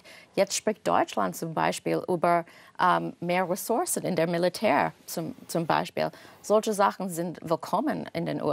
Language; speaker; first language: German; non-native, fluent; English